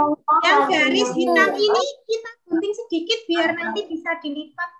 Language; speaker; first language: Indonesian; native; Indonesian